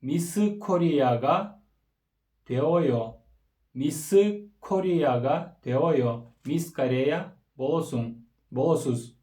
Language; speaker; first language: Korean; non-native, fluent; Kyrgyz